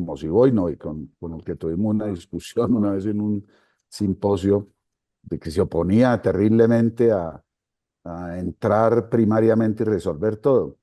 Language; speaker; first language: Spanish; native; Spanish